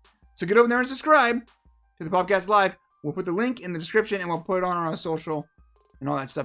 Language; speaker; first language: English; native; English